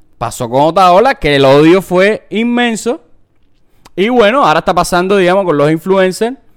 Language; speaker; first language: Spanish; native; Spanish